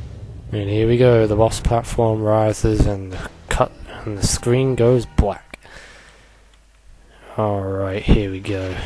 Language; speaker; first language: English; native; English